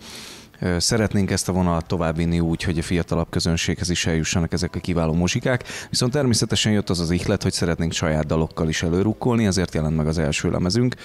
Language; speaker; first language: Hungarian; native; Hungarian